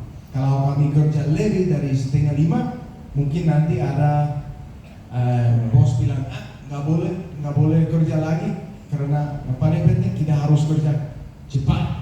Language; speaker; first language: Indonesian; non-native, fluent; Danish